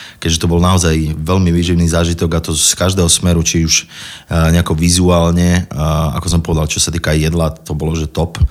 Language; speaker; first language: Slovak; native; Slovak